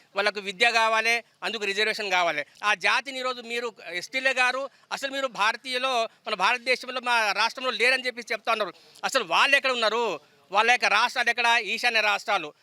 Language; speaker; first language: Telugu; native; Telugu